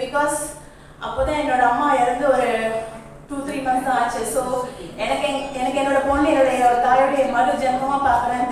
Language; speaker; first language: Tamil; native; Tamil